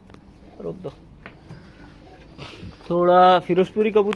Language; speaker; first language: Hindi; non-native, learner; Bangla